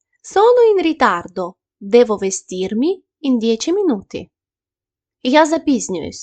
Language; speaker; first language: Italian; non-native, fluent; Ukrainian